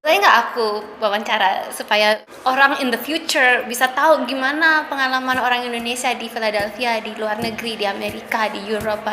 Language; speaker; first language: Indonesian; early bilingual, heritage; Indonesian